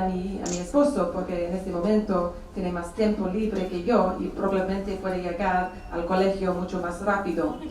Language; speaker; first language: Spanish; non-native, fluent; English